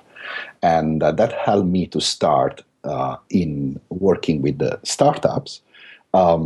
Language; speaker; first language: English; non-native, fluent; Italian